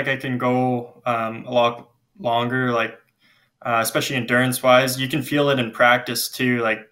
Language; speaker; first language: English; native; English